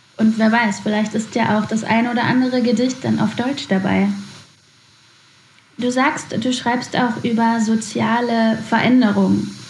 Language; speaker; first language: German; native; German